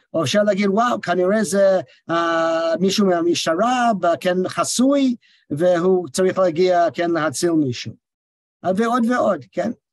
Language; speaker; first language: Hebrew; non-native, fluent; English